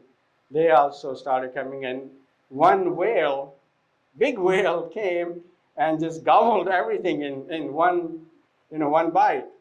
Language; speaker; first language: English; non-native, fluent; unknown